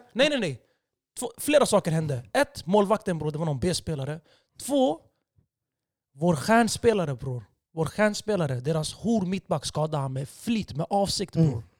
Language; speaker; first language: Swedish; early bilingual, other home language; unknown